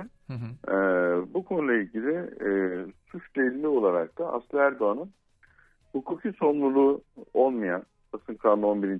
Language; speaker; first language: Turkish; native; Turkish